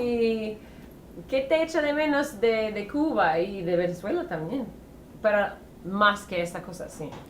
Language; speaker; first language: Spanish; non-native, fluent; English